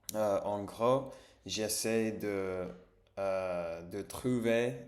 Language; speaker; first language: French; non-native, learner; English